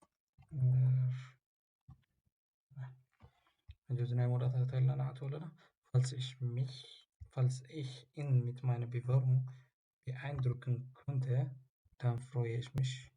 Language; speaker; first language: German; non-native, learner; Tigrinya